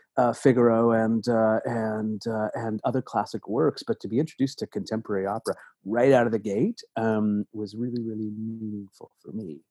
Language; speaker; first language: English; native; English